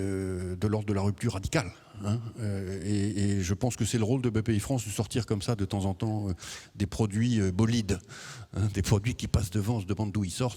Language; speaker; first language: French; native; French